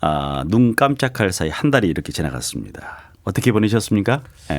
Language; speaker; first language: Korean; native; Korean